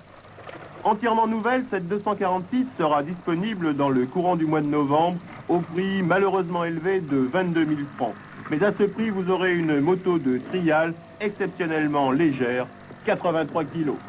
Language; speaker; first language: French; native; French